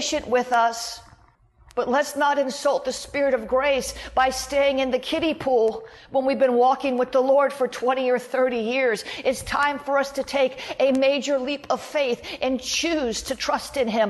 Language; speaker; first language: English; native; English